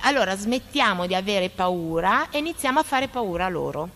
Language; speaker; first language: Italian; native; Italian